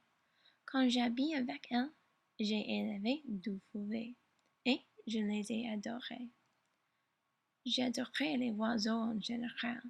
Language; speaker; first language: French; non-native, learner; English